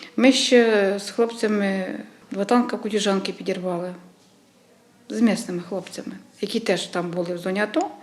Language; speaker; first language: Ukrainian; native; Ukrainian